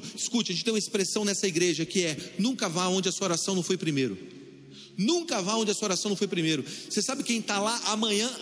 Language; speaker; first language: Portuguese; native; Portuguese